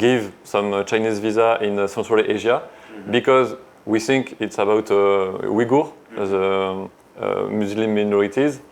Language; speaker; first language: English; non-native, learner; French